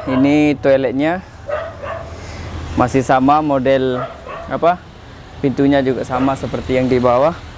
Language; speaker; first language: Indonesian; native; Indonesian